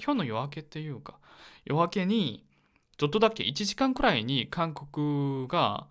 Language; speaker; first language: Japanese; non-native, learner; Korean